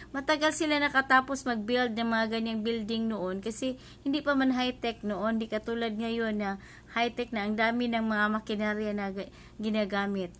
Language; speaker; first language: Filipino; non-native, local second language; Cebuano